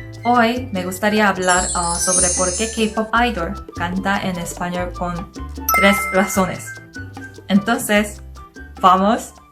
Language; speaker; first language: Spanish; non-native, learner; Korean